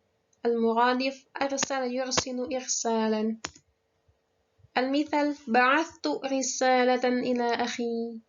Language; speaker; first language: Arabic; non-native, fluent; Indonesian